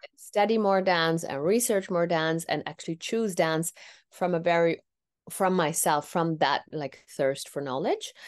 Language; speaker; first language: English; non-native, fluent; Tamil